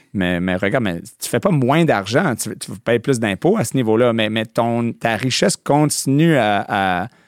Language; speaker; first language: French; non-native, local second language; English